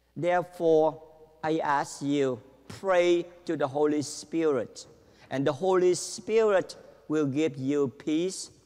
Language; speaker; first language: English; non-native, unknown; Vietnamese